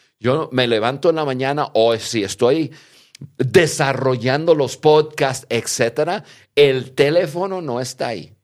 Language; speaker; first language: Spanish; early bilingual, heritage; English